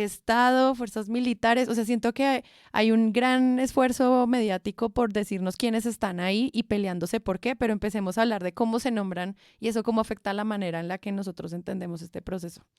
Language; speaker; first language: Spanish; native; Spanish